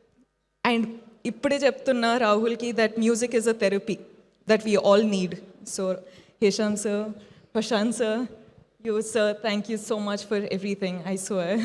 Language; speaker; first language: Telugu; non-native, fluent; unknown